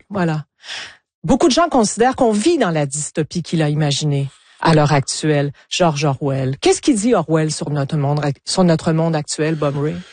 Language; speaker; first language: French; native; French